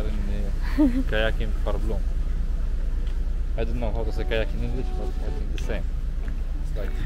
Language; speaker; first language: English; non-native, learner; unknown